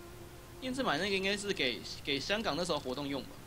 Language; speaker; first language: Chinese; native; Chinese